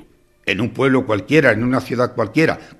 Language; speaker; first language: Spanish; native; Spanish